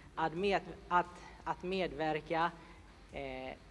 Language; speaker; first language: Swedish; early bilingual, other home language; Thai